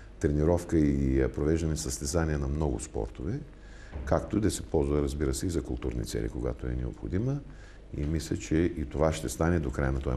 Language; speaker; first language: Bulgarian; native; Bulgarian